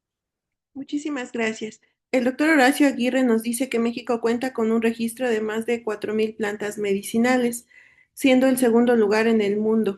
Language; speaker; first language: Spanish; native; Spanish